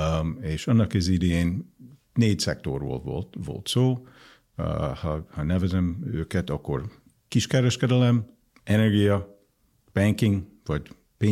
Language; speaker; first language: Hungarian; non-native, fluent; English